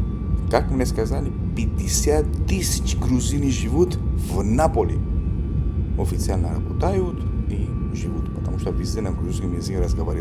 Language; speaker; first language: Russian; non-native, learner; Georgian